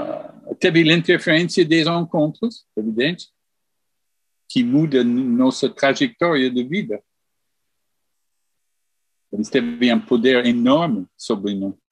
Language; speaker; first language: Portuguese; non-native, fluent; English